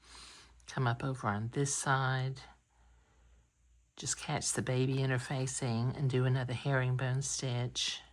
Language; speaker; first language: English; native; English